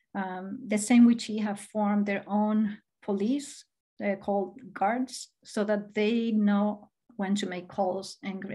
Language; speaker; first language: English; non-native, fluent; Spanish